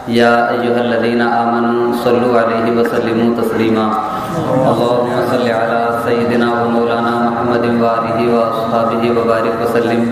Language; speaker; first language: Urdu; native; Urdu